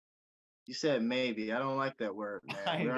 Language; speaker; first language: English; native; English